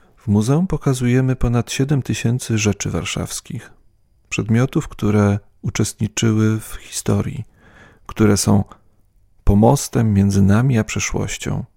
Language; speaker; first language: Polish; native; Polish